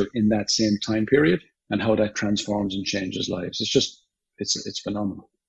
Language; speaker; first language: English; native; English